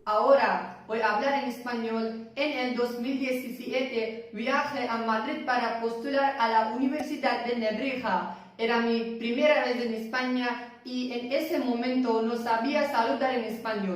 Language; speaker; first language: Spanish; non-native, fluent; Gujarati